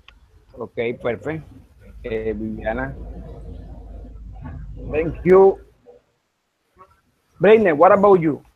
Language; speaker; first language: English; non-native, learner; Spanish